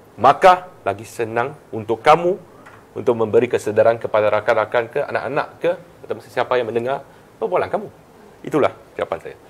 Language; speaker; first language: Malay; non-native, local second language; Chinese